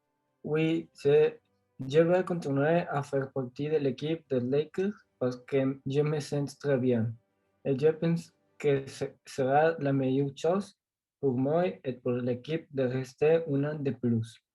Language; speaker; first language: French; non-native, learner; Spanish